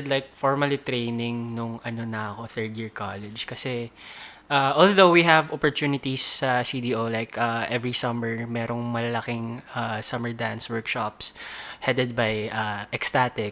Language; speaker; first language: English; non-native, local second language; Cebuano